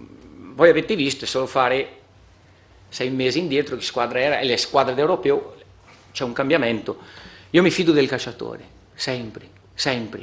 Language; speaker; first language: Italian; non-native, fluent; Portuguese